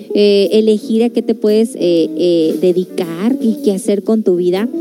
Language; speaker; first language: Spanish; native; Spanish